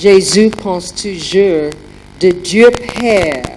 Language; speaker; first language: French; non-native, learner; German